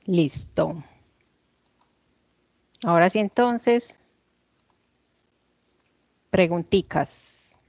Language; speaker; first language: Spanish; native; Spanish